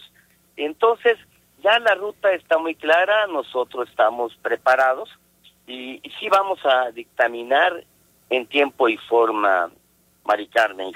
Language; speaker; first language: Spanish; native; Spanish